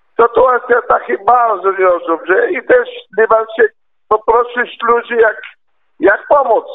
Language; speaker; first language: Polish; non-native, learner; Arabic